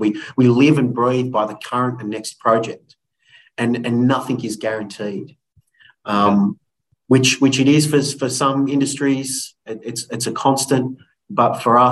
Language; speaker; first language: English; native; English